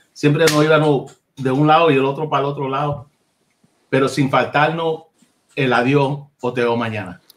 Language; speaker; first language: Spanish; early bilingual, heritage; Spanish